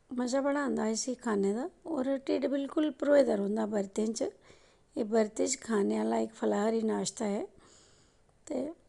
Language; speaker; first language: Punjabi; non-native, local second language; Dogri